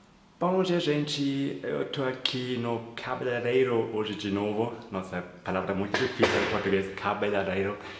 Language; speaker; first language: Portuguese; non-native, fluent; German